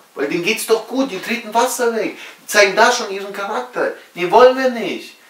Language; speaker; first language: German; early bilingual, other home language; Russian